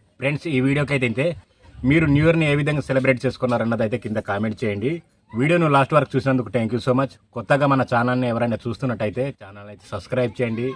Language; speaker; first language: Telugu; native; Telugu